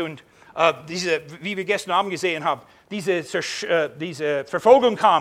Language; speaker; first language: German; non-native, fluent; English